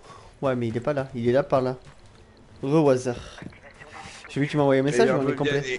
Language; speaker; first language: French; native; French